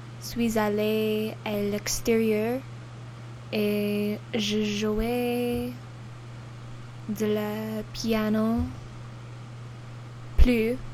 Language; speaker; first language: French; non-native, learner; English